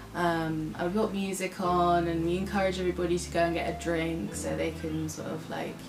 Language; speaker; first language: English; native; English